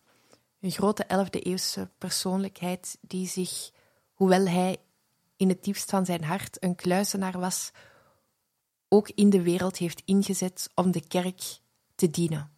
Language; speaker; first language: Dutch; native; Dutch